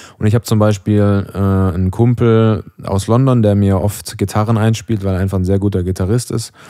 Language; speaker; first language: German; native; German